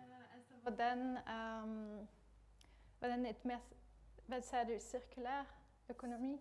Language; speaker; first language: Norwegian; non-native, fluent; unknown